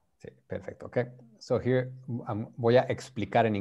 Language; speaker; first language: Spanish; non-native, fluent; English